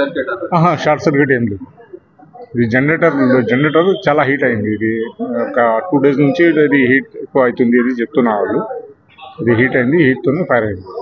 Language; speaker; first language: Telugu; non-native, local second language; Urdu